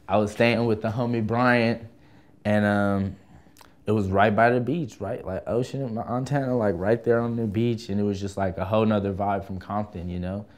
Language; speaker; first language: English; native; English